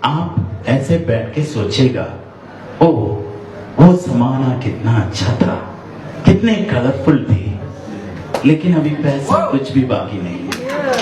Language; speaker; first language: Hindi; non-native, fluent; Bangla